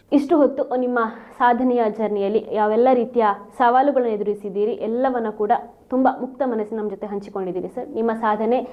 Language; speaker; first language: Kannada; native; Kannada